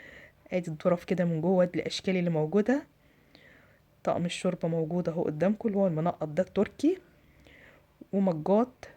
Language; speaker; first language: Arabic; native; Arabic